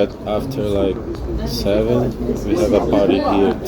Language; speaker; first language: English; non-native, fluent; Portuguese